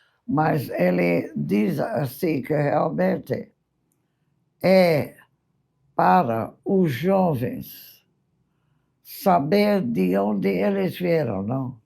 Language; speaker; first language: Portuguese; non-native, fluent; English